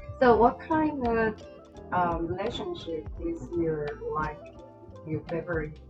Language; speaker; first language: English; non-native, learner; Chinese